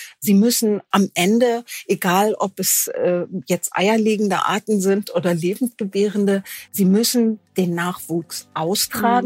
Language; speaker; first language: German; native; German